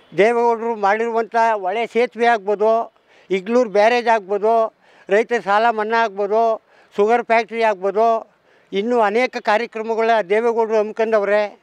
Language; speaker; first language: Kannada; native; Kannada